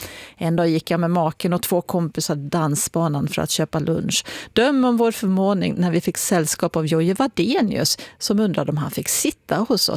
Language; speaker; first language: Swedish; native; Swedish